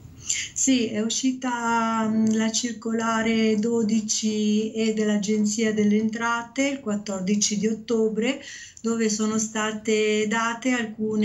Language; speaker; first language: Italian; native; Italian